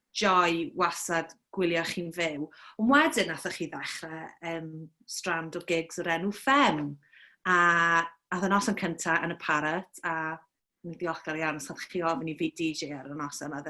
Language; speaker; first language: Welsh; native; Welsh